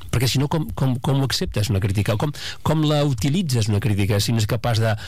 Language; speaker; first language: Catalan; native; Catalan